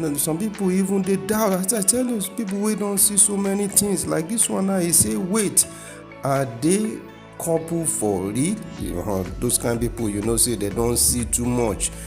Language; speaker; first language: Nigerian Pidgin; non-native, local second language; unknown